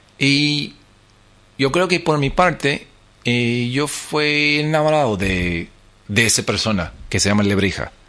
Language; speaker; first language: Spanish; non-native, fluent; English